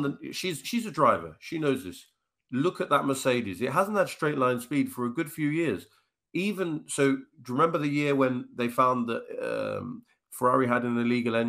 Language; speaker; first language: English; native; English